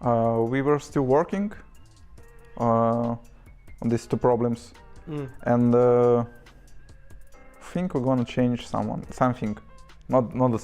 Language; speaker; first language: English; non-native, learner; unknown